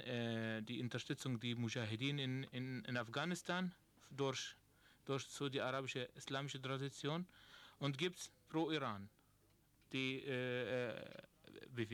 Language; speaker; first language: German; non-native, learner; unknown